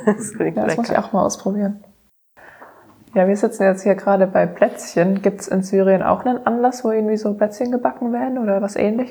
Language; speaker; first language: German; native; German